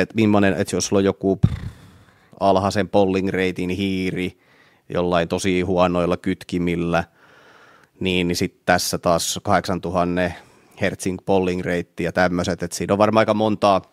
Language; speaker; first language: Finnish; native; Finnish